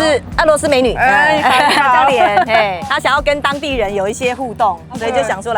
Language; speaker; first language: Chinese; native; Chinese